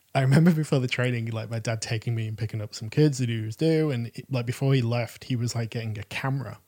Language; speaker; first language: English; native; English